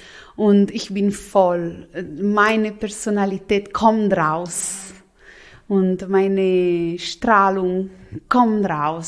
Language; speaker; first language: German; non-native, local second language; Italian